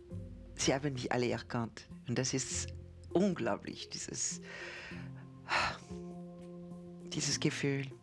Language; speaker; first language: German; non-native, fluent; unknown